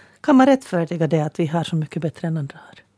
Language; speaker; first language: Swedish; native; Swedish